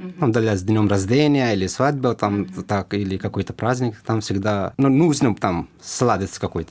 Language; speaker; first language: Russian; non-native, learner; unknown